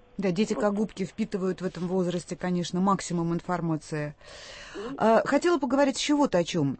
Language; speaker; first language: Russian; native; Russian